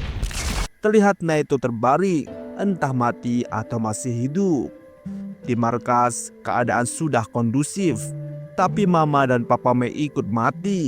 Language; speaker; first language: Indonesian; native; Indonesian